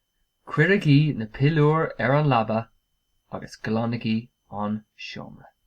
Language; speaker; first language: Irish; non-native, local second language; English